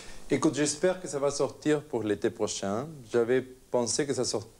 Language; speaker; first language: French; non-native, fluent; Spanish